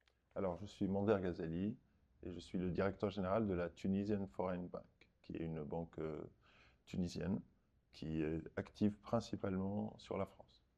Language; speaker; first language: French; non-native, local second language; Arabic